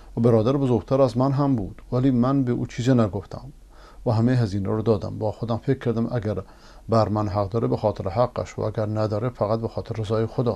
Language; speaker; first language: Persian; non-native, local second language; Baluchi